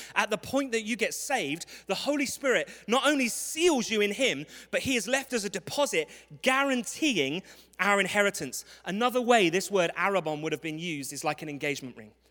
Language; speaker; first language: English; native; English